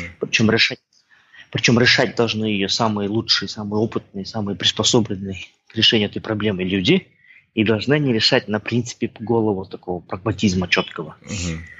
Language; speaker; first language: Russian; non-native, local second language; Kazakh